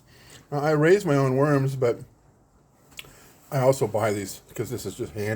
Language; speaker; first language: English; native; English